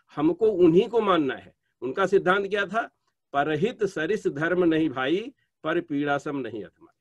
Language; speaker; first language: Hindi; native; Hindi